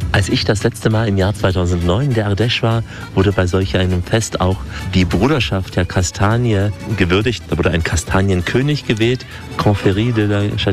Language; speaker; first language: German; native; German